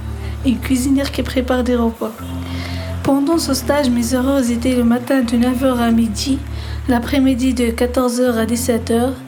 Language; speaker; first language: French; non-native, local second language; Arabic